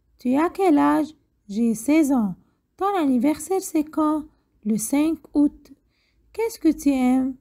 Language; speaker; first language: French; non-native, fluent; Arabic